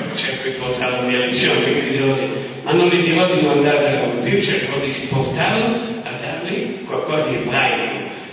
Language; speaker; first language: Italian; early bilingual, other home language; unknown